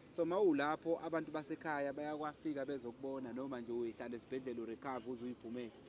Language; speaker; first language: Zulu; native; Zulu